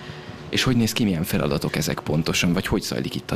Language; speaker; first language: Hungarian; native; Hungarian